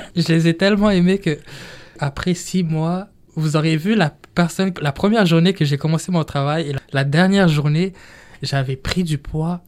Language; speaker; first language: French; non-native, local second language; Rundi